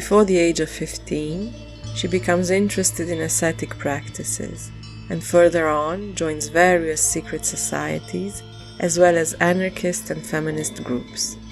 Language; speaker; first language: English; non-native, fluent; French